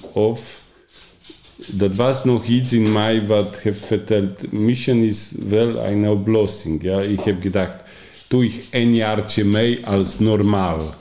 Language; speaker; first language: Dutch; non-native, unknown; Polish